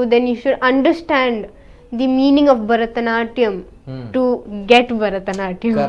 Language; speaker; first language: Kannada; non-native, local second language; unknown